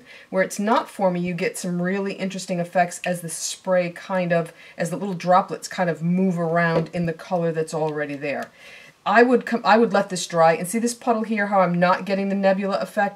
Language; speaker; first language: English; native; English